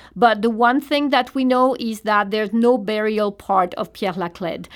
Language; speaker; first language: English; non-native, fluent; French